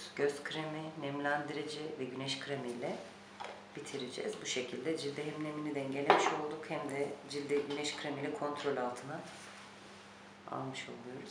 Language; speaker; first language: Turkish; native; Turkish